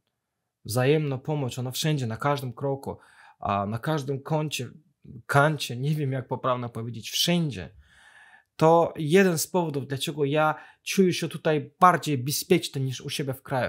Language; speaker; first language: Polish; non-native, fluent; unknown